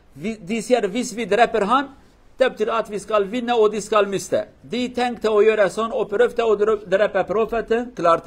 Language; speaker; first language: Norwegian; non-native, fluent; Kurdish